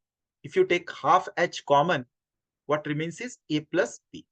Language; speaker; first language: English; non-native, local second language; Hindi